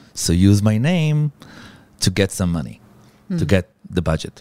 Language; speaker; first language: English; non-native, fluent; Hebrew